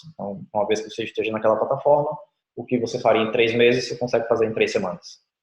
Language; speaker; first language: Portuguese; native; Portuguese